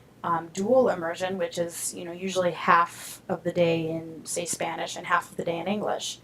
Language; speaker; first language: English; native; English